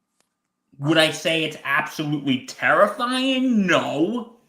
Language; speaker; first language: English; native; English